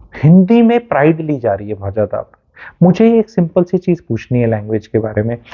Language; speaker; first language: Hindi; native; Hindi